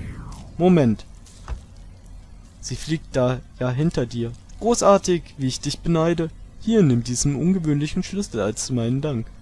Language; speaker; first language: German; native; German